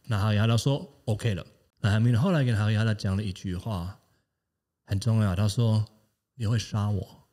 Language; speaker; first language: Chinese; non-native, fluent; German